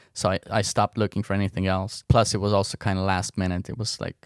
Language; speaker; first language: English; non-native, fluent; Estonian